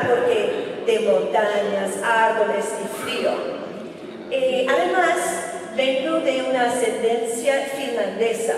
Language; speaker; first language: Spanish; non-native, fluent; Finnish